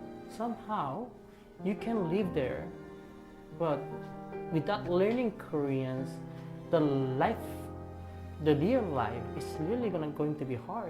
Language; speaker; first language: English; non-native, fluent; Korean